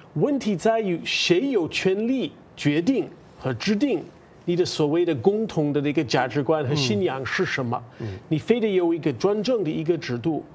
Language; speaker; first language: Chinese; non-native, fluent; English